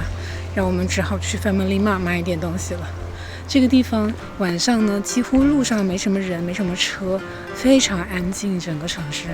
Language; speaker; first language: Chinese; native; Chinese